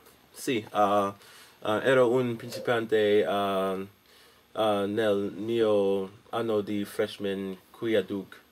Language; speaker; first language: Italian; non-native, learner; English